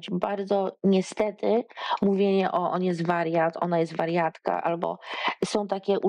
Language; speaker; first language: Polish; early bilingual, heritage; Polish